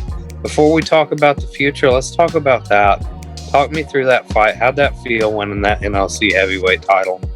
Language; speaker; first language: English; native; English